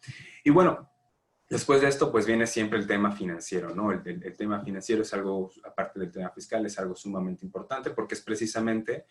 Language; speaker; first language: Spanish; native; Spanish